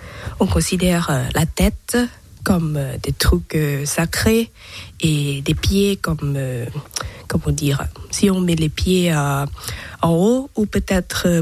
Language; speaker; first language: French; non-native, learner; Thai